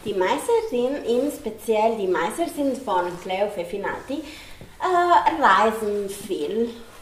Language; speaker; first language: German; non-native, learner; Italian